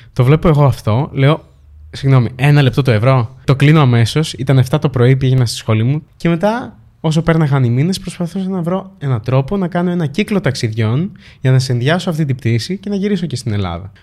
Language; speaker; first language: Greek; early bilingual, other home language; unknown